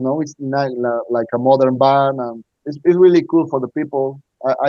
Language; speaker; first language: English; non-native, learner; Spanish